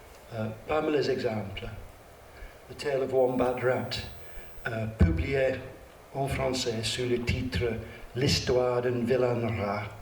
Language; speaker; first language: French; non-native, learner; English